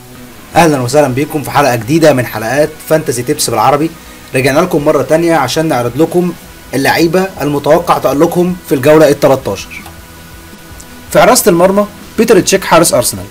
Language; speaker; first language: Arabic; native; Arabic